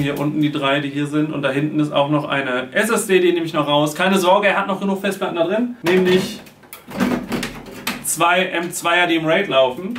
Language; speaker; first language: German; native; German